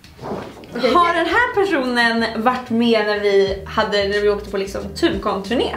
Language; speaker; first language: Swedish; native; Swedish